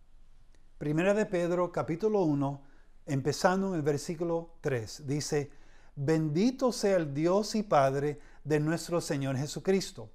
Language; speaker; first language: Spanish; early bilingual, heritage; Spanish